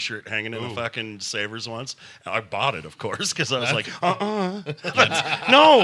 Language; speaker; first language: English; native; English